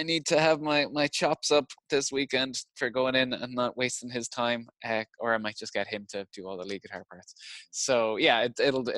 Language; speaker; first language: English; native; English